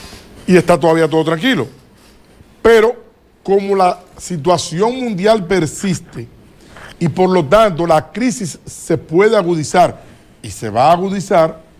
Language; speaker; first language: Spanish; native; Spanish